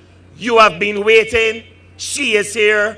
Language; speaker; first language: English; native; English